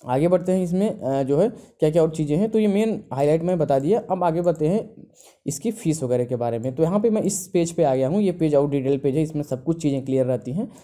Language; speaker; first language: Hindi; native; Hindi